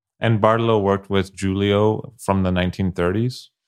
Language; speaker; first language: English; native; English